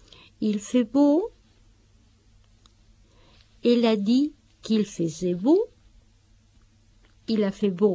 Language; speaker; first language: French; non-native, fluent; Spanish